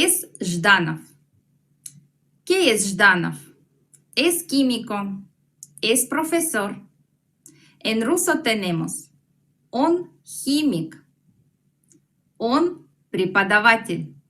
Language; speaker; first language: Spanish; non-native, fluent; Russian